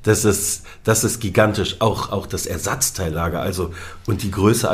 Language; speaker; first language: German; native; German